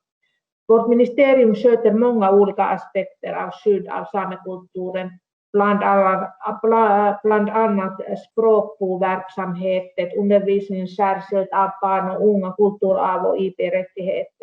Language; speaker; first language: Swedish; non-native, local second language; Finnish